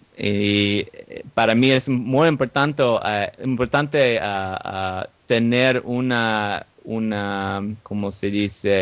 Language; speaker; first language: Spanish; non-native, learner; English